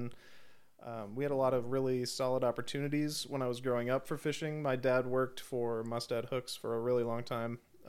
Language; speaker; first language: English; native; English